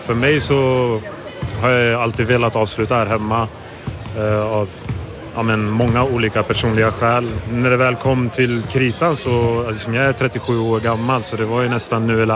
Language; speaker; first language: Swedish; native; Swedish